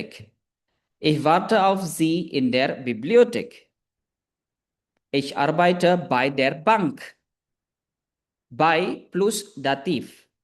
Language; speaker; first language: German; non-native, fluent; Indonesian